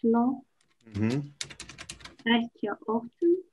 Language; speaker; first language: Dutch; non-native, learner; Turkish